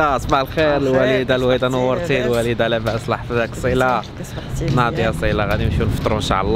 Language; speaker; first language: Arabic; native; Arabic